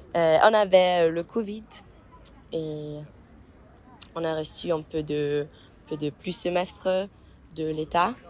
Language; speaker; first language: French; non-native, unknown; German